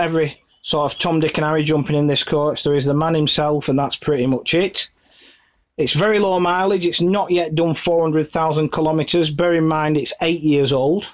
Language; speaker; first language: English; native; English